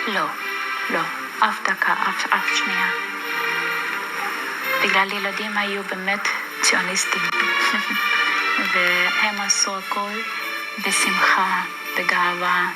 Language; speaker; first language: Hebrew; non-native, fluent; German